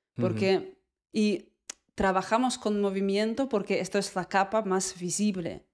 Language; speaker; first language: Spanish; non-native, fluent; Russian